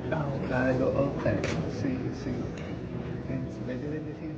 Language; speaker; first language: Spanish; non-native, learner; Filipino